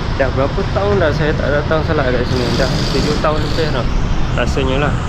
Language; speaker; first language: Malay; non-native, fluent; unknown